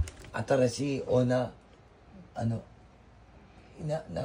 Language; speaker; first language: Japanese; non-native, learner; Filipino